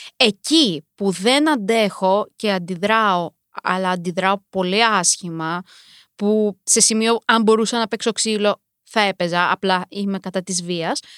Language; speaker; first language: Greek; early bilingual, other home language; Romanian